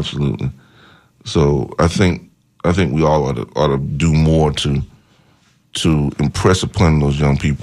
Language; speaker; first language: English; native; English